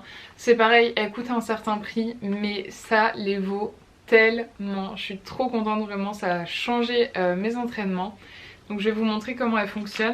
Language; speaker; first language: French; native; French